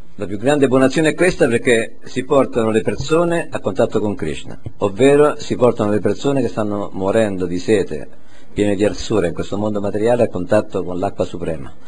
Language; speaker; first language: Italian; native; Italian